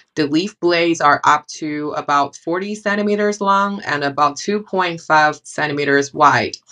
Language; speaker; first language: English; non-native, fluent; Chinese